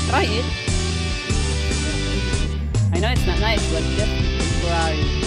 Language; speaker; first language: English; non-native, learner; Filipino